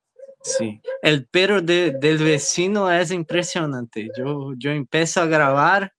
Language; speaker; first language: Spanish; non-native, learner; Portuguese